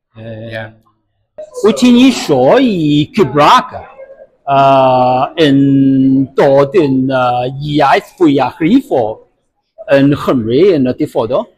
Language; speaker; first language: Welsh; non-native, learner; Chinese